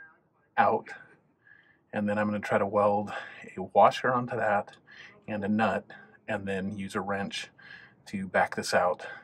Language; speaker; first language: English; native; English